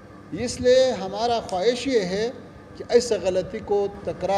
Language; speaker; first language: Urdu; non-native, fluent; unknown